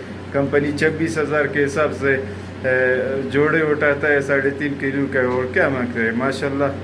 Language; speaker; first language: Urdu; non-native, local second language; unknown